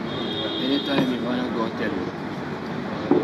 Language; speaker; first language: English; non-native, learner; Arabic